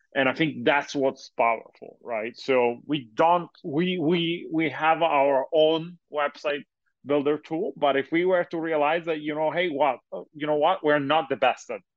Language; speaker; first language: English; non-native, fluent; Italian